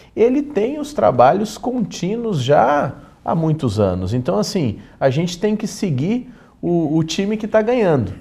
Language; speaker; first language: Portuguese; native; Portuguese